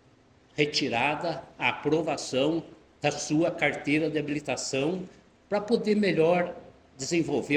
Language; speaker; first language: Portuguese; native; Portuguese